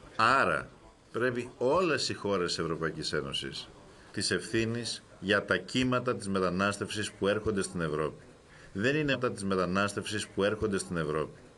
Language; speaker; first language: Greek; native; Greek